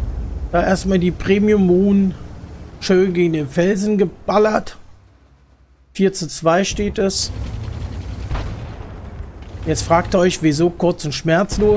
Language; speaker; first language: German; native; German